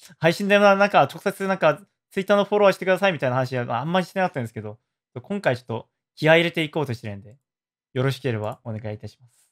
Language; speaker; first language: Japanese; non-native, fluent; Korean